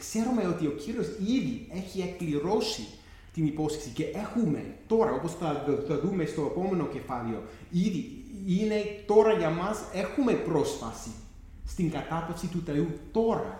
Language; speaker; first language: Greek; non-native, fluent; English